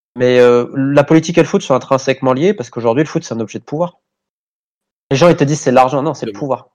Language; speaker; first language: French; native; French